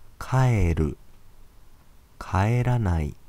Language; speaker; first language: Japanese; non-native, fluent; Arabic